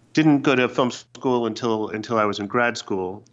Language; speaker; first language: English; native; English